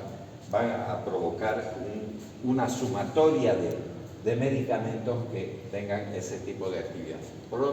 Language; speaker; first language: Spanish; native; Spanish